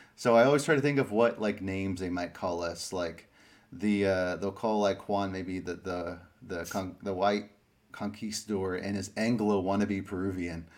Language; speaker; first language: English; native; English